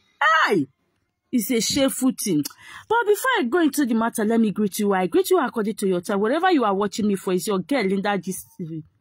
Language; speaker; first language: Nigerian Pidgin; non-native, local second language; Igbo